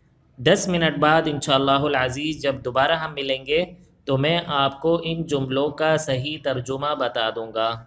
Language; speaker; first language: Urdu; native; Urdu